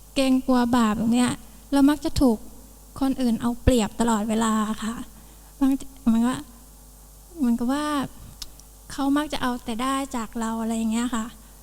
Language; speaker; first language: Thai; native; Thai